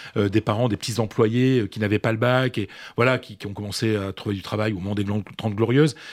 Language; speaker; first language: French; native; French